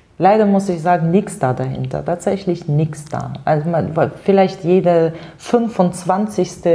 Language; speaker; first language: German; non-native, fluent; Russian